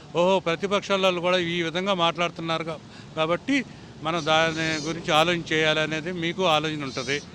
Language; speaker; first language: Telugu; native; Telugu